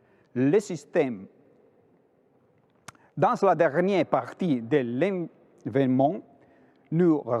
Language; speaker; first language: French; non-native, fluent; Italian